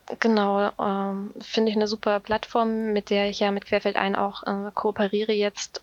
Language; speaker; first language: German; native; German